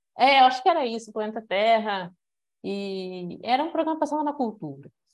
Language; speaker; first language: Portuguese; early bilingual, other home language; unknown